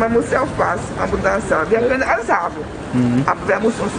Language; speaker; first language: German; non-native, learner; Portuguese